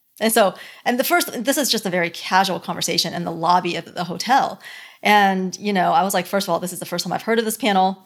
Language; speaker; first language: English; early bilingual, other home language; Chinese